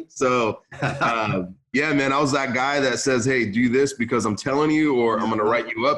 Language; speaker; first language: English; early bilingual, other home language; Arabic